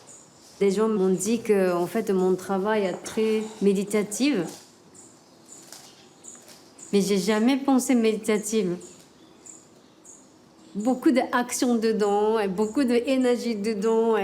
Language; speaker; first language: French; non-native, learner; Japanese